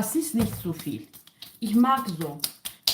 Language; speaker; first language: German; non-native, learner; Kurdish